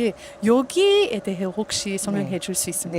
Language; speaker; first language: Korean; non-native, learner; English